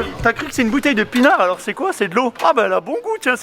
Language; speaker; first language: French; native; French